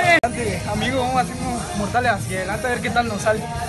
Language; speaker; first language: Spanish; native; Spanish